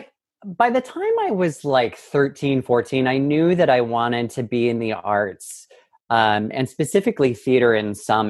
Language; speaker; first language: English; native; English